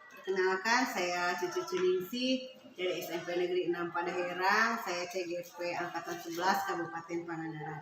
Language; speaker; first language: Indonesian; native; Indonesian